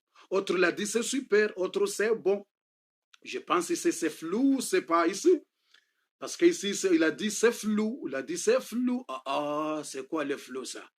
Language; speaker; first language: French; non-native, learner; Comorian